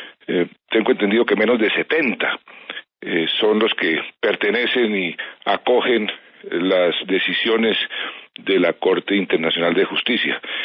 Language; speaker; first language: Spanish; native; Spanish